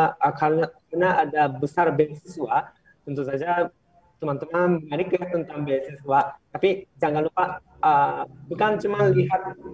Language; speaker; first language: Indonesian; non-native, fluent; Japanese